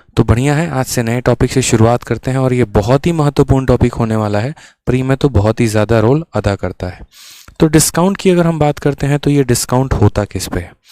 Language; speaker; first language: Hindi; native; Hindi